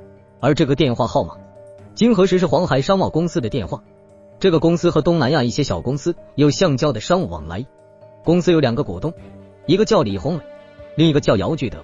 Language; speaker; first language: Chinese; native; Chinese